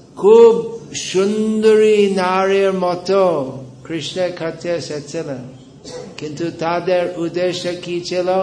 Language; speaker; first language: Bangla; non-native, fluent; English